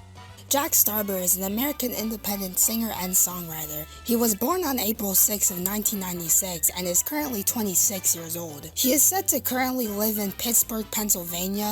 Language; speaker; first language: English; native; English